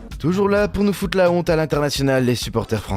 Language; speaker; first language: French; native; French